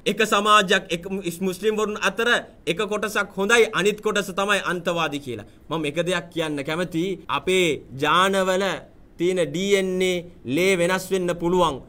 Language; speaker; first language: Sinhala; non-native, local second language; Tamil